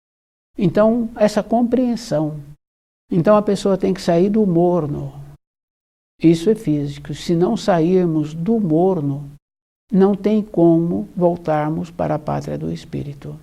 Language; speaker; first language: Portuguese; native; Portuguese